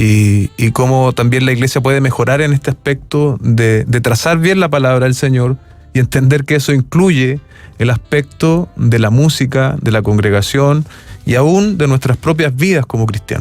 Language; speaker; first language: Spanish; native; Spanish